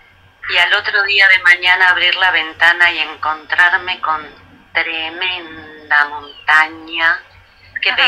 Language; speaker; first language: Spanish; native; Spanish